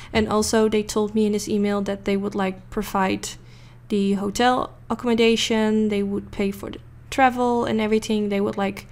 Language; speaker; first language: English; non-native, fluent; Dutch